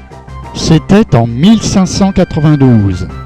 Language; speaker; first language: French; native; French